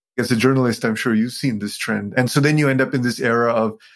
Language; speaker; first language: English; non-native, local second language; Sinhala